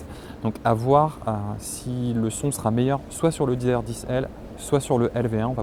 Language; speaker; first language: French; native; French